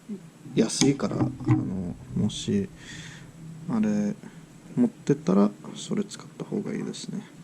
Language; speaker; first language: Japanese; early bilingual, heritage; English